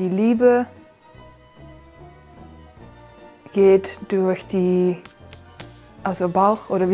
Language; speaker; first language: German; non-native, learner; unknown